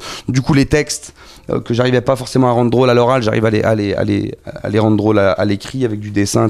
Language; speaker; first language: French; native; French